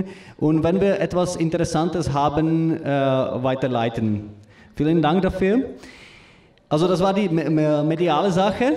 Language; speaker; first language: German; non-native, learner; Czech